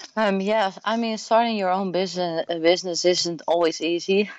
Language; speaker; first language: English; non-native, fluent; Dutch